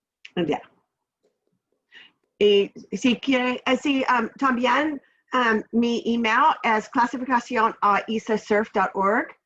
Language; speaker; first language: Spanish; non-native, learner; English